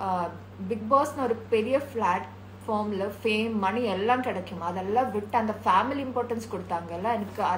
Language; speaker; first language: Tamil; non-native, learner; Malayalam